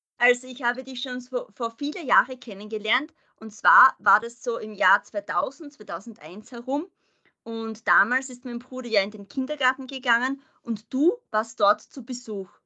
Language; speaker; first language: German; native; German